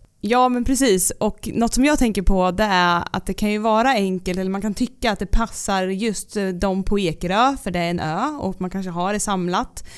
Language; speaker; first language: Swedish; native; Swedish